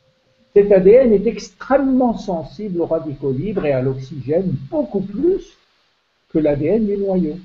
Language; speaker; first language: French; native; French